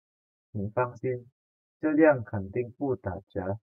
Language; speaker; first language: Chinese; non-native, fluent; Indonesian